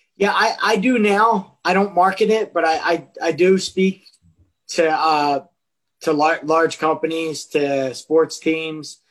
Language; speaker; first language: English; native; English